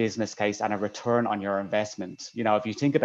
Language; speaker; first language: English; native; English